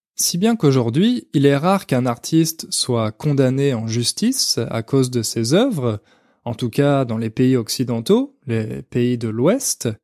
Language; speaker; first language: French; native; French